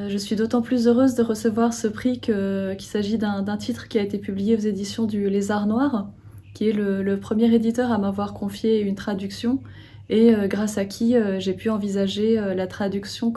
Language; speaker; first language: French; native; French